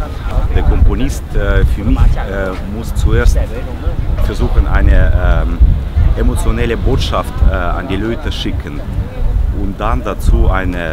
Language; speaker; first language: German; non-native, fluent; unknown